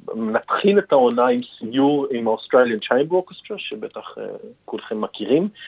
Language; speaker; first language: Hebrew; early bilingual, heritage; Hebrew